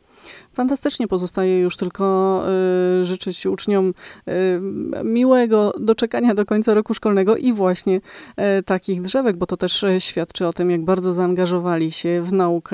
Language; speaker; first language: Polish; native; Polish